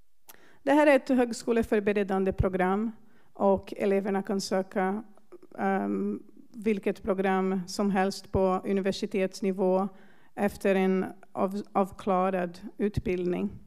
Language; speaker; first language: Swedish; non-native, fluent; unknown